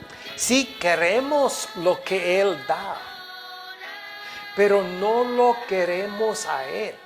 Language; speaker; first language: Spanish; non-native, fluent; English